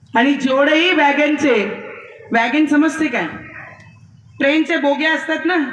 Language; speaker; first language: Marathi; non-native, local second language; Hindi